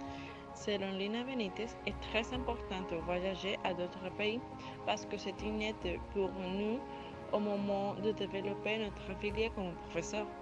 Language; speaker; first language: French; non-native, learner; Spanish